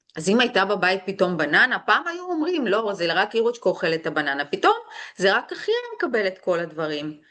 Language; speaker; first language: Hebrew; early bilingual, other home language; Russian